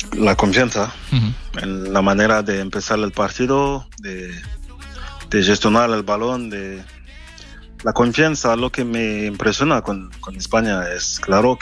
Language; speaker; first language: Spanish; non-native, fluent; French